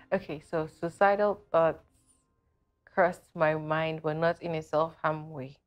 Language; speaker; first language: English; non-native, local second language; Yoruba